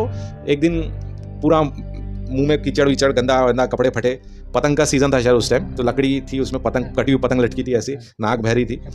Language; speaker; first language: Hindi; native; Hindi